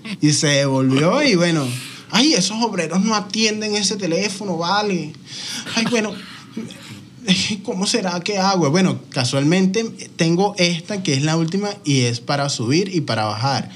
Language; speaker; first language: Spanish; native; Spanish